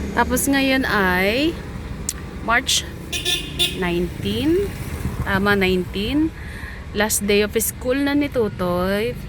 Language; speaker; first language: Filipino; native; Filipino